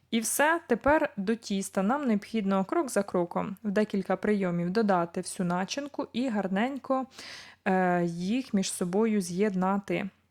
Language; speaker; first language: Ukrainian; native; Ukrainian